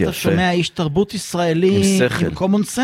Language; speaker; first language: Hebrew; native; Hebrew